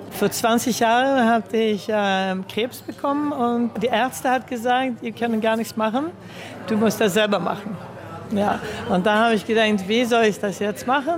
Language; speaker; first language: German; early bilingual, heritage; German